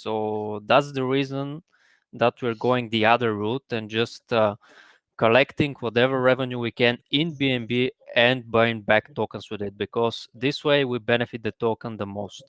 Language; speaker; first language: English; non-native, fluent; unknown